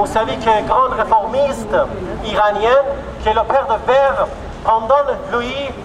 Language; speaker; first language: French; non-native, fluent; Kurdish